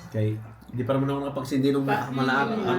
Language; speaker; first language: Filipino; native; Filipino